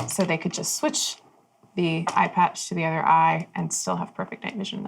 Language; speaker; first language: English; native; English